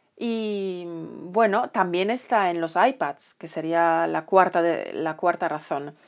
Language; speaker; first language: Spanish; non-native, fluent; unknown